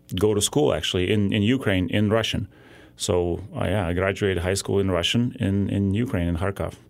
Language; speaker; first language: English; non-native, fluent; Lithuanian